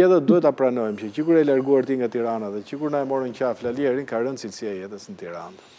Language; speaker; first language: Albanian; native; Albanian